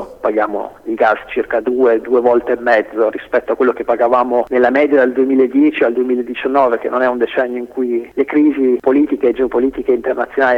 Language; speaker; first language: Italian; native; Italian